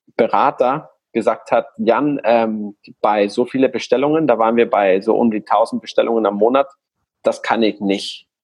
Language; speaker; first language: German; non-native, fluent; Spanish